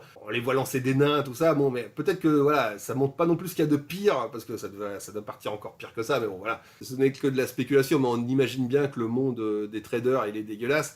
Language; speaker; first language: French; native; French